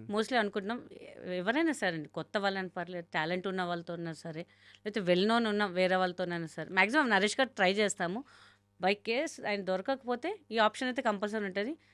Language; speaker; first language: Telugu; non-native, local second language; Hindi